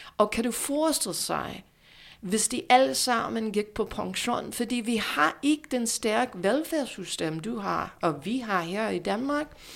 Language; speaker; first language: Danish; non-native, fluent; English